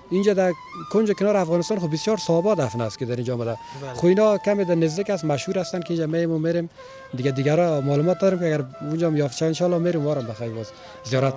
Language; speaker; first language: Persian; native; Persian